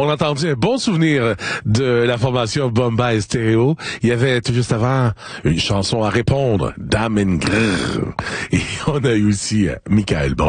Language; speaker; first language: French; native; French